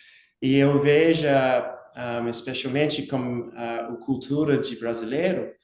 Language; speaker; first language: Portuguese; non-native, learner; English